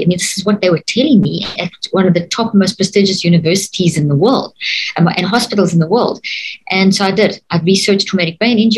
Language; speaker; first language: English; native; English